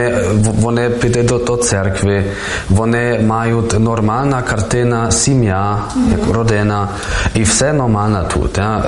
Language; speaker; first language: Ukrainian; non-native, learner; German